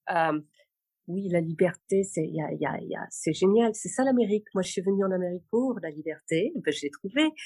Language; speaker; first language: French; non-native, local second language; Arabic